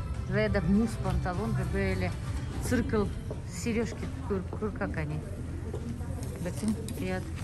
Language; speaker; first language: Turkish; non-native, learner; Russian